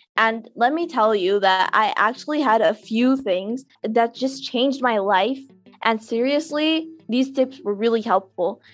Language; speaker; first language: English; non-native, local second language; Urdu